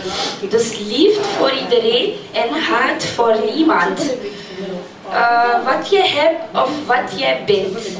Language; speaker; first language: Dutch; non-native, learner; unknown